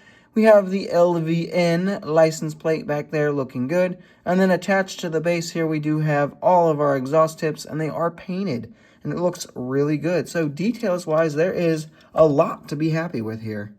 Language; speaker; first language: English; native; English